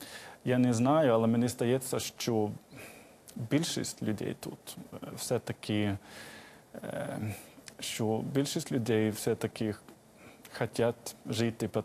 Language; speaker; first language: Ukrainian; non-native, fluent; Swedish